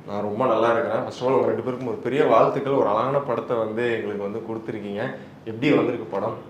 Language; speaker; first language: Tamil; native; Tamil